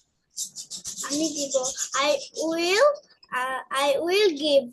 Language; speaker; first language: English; non-native, learner; Bangla